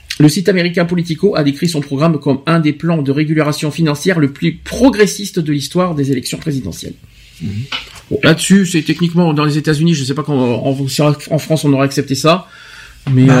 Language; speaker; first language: French; native; French